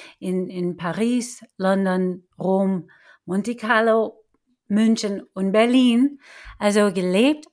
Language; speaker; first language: German; non-native, fluent; English